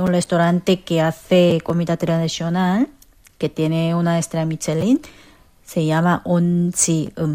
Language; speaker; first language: Spanish; non-native, learner; Korean